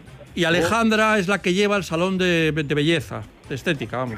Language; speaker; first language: Spanish; native; Spanish